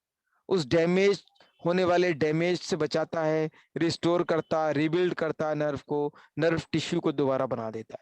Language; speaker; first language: Hindi; native; Hindi